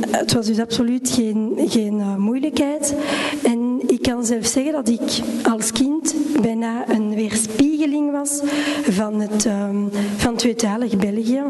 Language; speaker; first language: Dutch; non-native, local second language; French